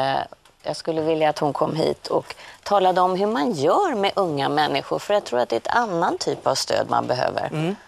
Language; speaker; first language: Swedish; native; Swedish